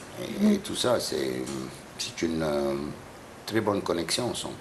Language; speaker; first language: French; non-native, fluent; Arabic